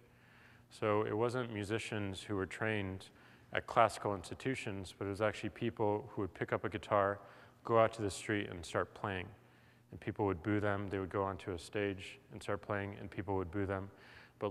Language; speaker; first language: English; native; English